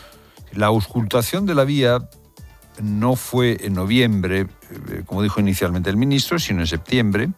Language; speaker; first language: Spanish; native; Spanish